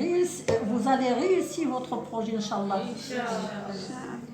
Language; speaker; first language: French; non-native, local second language; Arabic